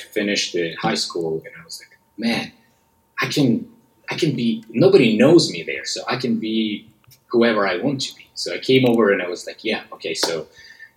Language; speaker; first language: English; non-native, fluent; Russian